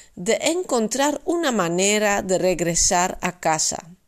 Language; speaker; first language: Spanish; non-native, fluent; Dutch